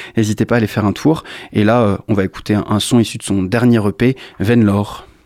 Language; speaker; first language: French; native; French